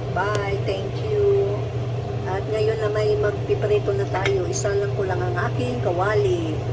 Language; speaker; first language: Filipino; non-native, local second language; Cebuano